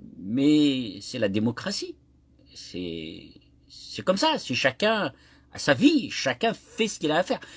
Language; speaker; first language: French; non-native, local second language; Kabyle